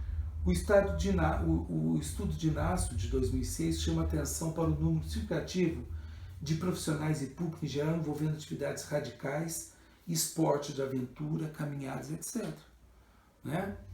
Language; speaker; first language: Portuguese; native; Portuguese